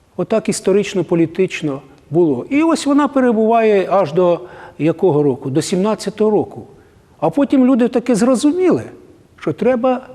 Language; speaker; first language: Ukrainian; native; Ukrainian